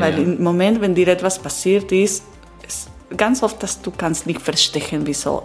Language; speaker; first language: German; non-native, learner; Italian